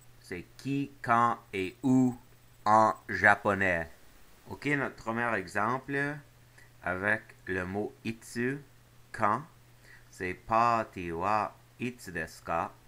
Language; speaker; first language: French; non-native, local second language; English